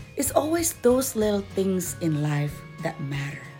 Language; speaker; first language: English; non-native, fluent; Indonesian